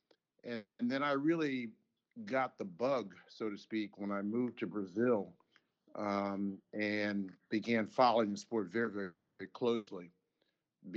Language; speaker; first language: English; native; English